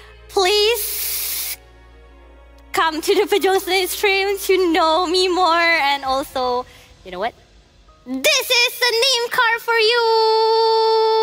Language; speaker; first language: English; non-native, fluent; Indonesian